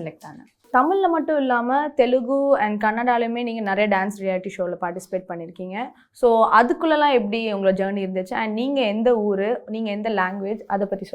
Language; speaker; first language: Tamil; native; Tamil